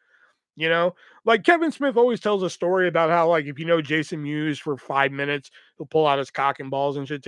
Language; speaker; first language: English; native; English